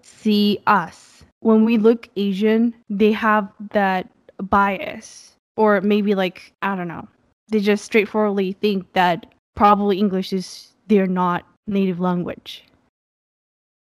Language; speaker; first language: English; non-native, fluent; Japanese